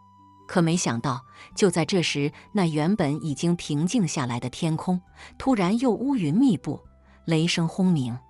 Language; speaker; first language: Chinese; native; Chinese